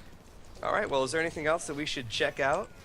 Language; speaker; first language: English; native; English